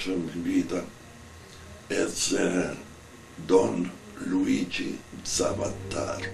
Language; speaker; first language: Spanish; non-native, fluent; Italian